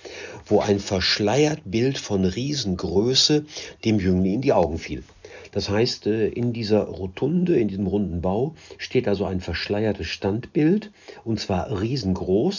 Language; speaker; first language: German; native; German